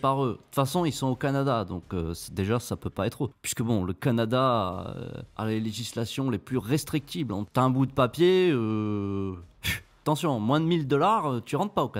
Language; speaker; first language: French; native; French